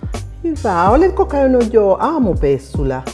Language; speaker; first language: Finnish; non-native, learner; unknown